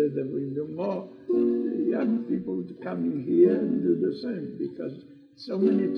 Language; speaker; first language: English; non-native, fluent; Polish